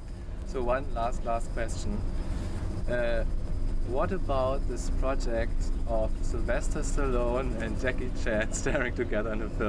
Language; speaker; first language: English; non-native, fluent; German